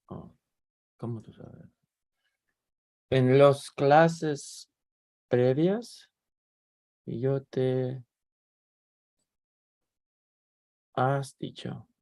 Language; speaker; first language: Spanish; non-native, learner; English